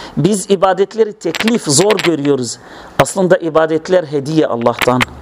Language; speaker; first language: Turkish; non-native, fluent; Arabic